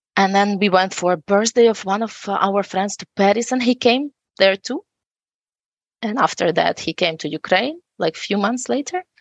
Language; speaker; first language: English; non-native, fluent; Ukrainian